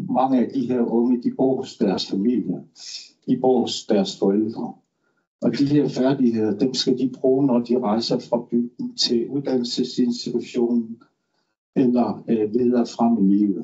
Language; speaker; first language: Danish; non-native, local second language; Kalaallisut